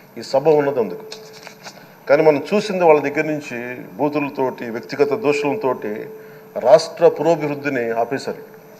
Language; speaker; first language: Telugu; native; Telugu